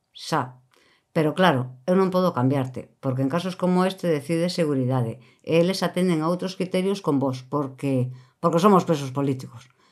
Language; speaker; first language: Galician; native; Galician